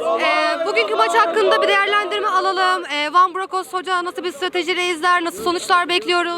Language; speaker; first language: Turkish; native; Turkish